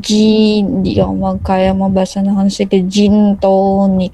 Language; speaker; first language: Filipino; non-native, local second language; Cebuano